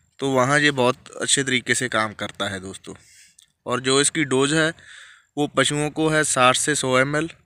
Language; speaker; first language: Hindi; non-native, local second language; Punjabi